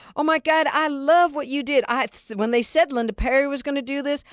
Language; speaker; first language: English; native; English